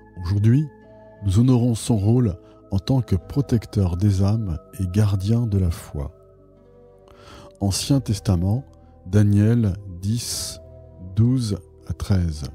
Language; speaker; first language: French; native; French